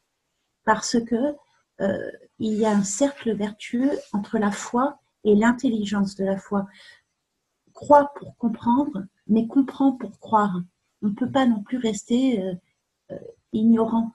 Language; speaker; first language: French; native; French